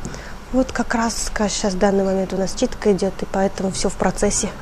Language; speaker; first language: Russian; non-native, local second language; Mongolian